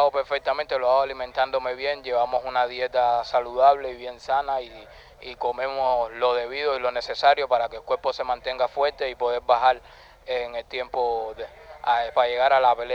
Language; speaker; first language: Spanish; native; Spanish